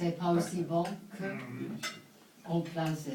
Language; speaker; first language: French; non-native, fluent; English